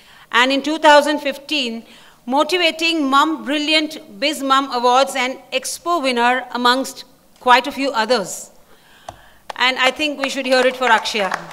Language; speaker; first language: English; non-native, local second language; Marathi